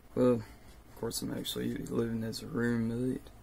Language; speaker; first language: English; native; English